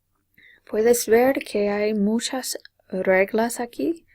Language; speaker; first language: Spanish; non-native, fluent; English